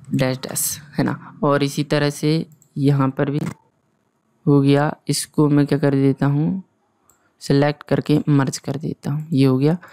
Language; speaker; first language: Hindi; native; Hindi